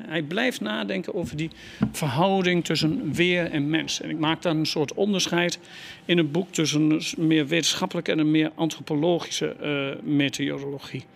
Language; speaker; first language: Dutch; native; Dutch